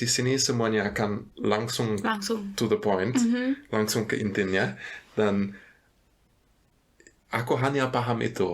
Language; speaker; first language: Indonesian; non-native, fluent; German